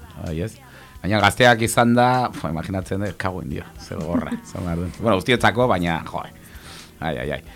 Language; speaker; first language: Basque; non-native, local second language; Spanish